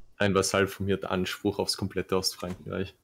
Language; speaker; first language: German; native; German